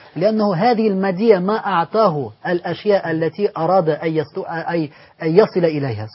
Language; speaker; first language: Arabic; non-native, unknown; Russian